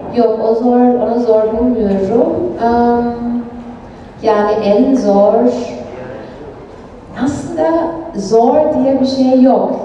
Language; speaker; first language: Turkish; non-native, fluent; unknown